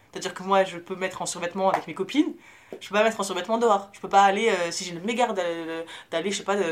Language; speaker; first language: French; early bilingual, other home language; Arabic